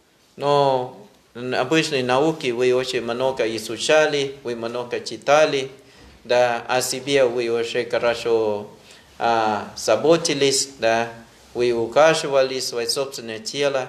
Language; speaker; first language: Russian; non-native, fluent; Thai